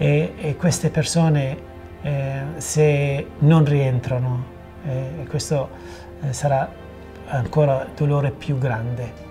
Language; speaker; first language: Italian; non-native, fluent; Assyrian Neo-Aramaic